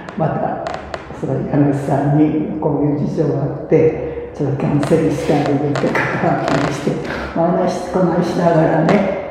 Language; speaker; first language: Japanese; early bilingual, other home language; Korean